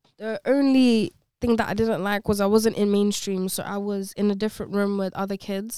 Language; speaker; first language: English; early bilingual, other home language; Konkani